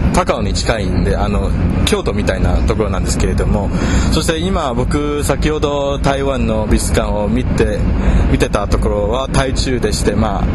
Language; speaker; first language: Japanese; non-native, fluent; Chinese